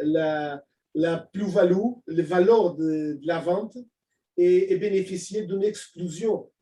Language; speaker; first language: French; non-native, fluent; Portuguese